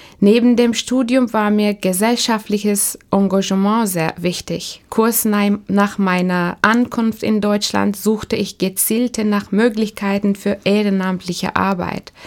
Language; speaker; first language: German; non-native, fluent; Turkish